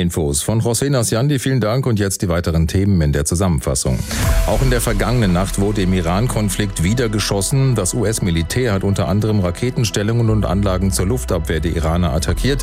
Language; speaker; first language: German; native; German